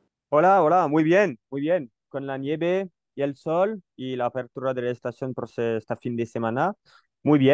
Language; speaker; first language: Spanish; non-native, learner; French